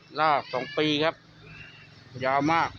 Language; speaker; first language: Thai; native; Thai